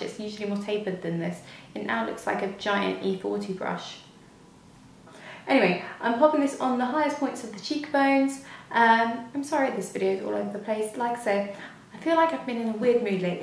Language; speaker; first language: English; native; English